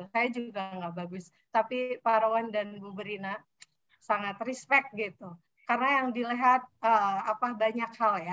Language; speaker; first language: Indonesian; native; Indonesian